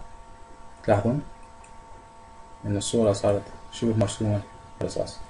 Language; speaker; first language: Arabic; native; Arabic